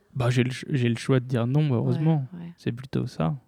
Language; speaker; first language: French; native; French